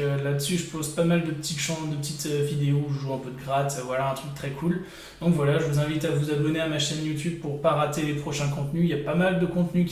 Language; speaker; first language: French; native; French